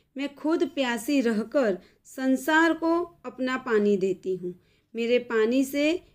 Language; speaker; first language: Hindi; non-native, local second language; Gujarati